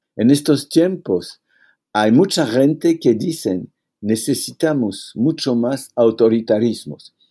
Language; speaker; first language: Spanish; non-native, fluent; French